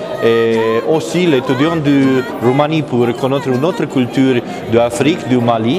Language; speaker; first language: French; non-native, learner; Romanian